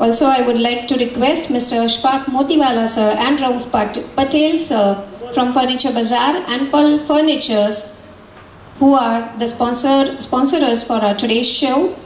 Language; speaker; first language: English; non-native, local second language; Marathi